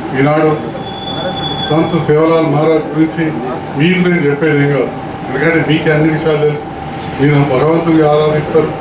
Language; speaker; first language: Telugu; native; Telugu